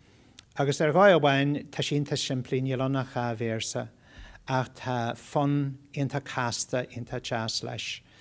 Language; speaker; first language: Irish; non-native, fluent; English